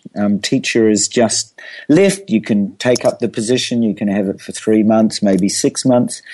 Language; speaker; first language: English; native; English